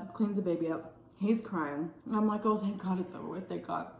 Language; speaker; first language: English; native; English